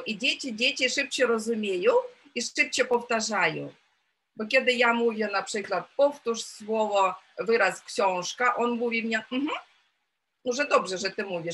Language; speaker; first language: Polish; non-native, fluent; Ukrainian